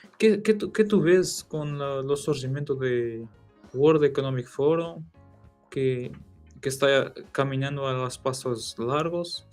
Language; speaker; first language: Spanish; non-native, learner; Portuguese